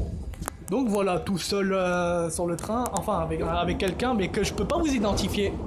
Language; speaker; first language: French; native; French